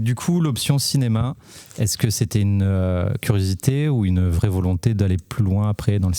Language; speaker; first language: French; native; French